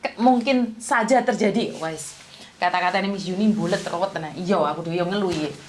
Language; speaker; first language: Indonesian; non-native, local second language; Javanese